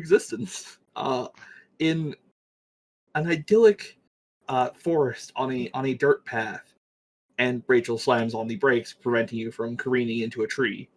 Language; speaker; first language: English; native; English